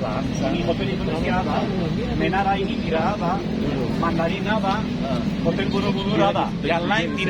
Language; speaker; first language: Indonesian; non-native, fluent; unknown